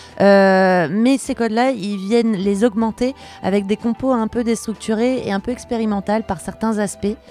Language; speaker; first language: French; native; French